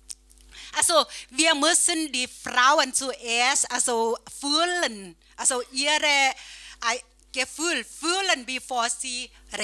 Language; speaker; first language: German; non-native, learner; Thai